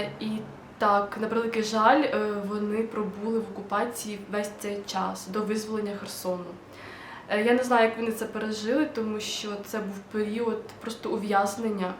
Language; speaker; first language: Ukrainian; non-native, local second language; Russian